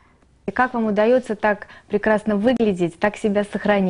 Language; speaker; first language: Russian; native; Russian